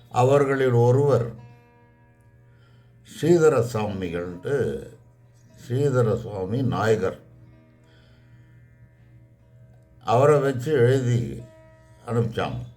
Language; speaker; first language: Tamil; native; Tamil